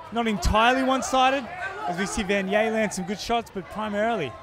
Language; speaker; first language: English; native; English